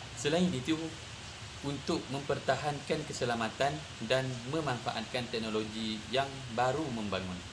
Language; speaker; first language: Malay; native; Malay